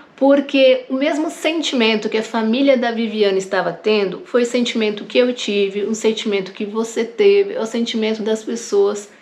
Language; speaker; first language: Portuguese; native; Portuguese